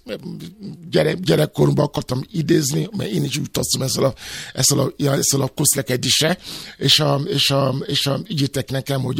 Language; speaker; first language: Hungarian; non-native, fluent; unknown